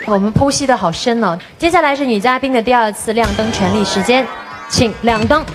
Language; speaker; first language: Chinese; native; Chinese